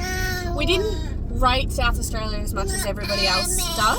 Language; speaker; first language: English; native; English